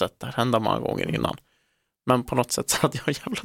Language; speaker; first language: Swedish; native; Swedish